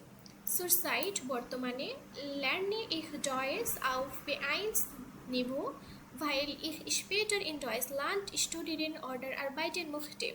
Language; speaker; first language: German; non-native, learner; Bangla